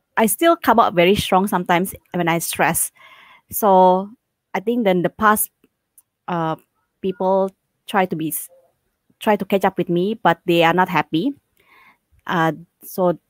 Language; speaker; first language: English; non-native, fluent; Indonesian